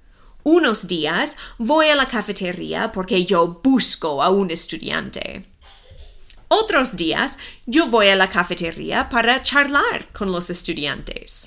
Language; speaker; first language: Spanish; non-native, fluent; English